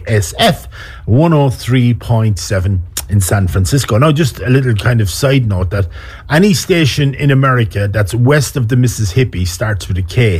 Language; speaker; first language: English; native; English